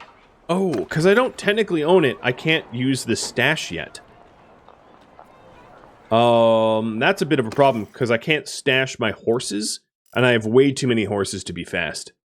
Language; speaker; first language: English; native; English